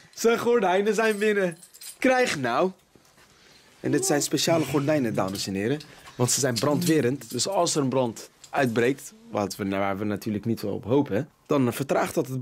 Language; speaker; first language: Dutch; native; Dutch